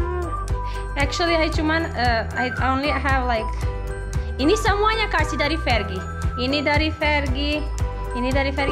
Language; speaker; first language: Indonesian; non-native, learner; English